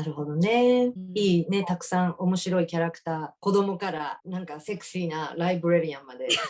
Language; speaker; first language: Japanese; native; Japanese